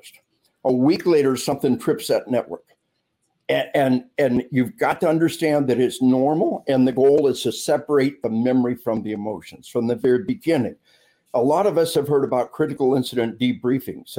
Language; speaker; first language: English; native; English